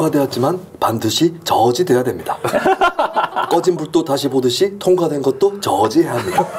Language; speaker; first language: Korean; native; Korean